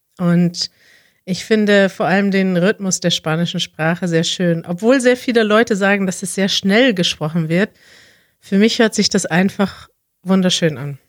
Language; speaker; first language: German; native; German